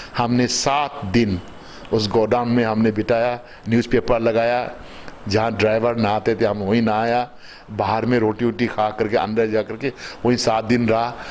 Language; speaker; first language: Hindi; non-native, local second language; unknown